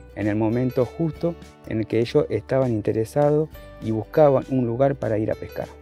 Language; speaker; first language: Spanish; native; Spanish